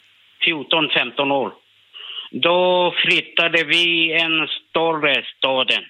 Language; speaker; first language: Swedish; non-native, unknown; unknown